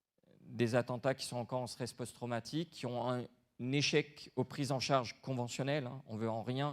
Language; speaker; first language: French; native; French